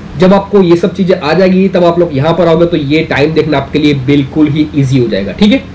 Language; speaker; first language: Hindi; native; Hindi